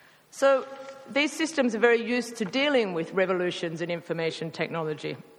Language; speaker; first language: English; native; English